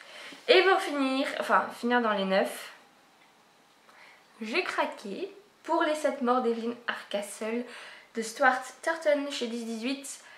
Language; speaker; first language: French; native; French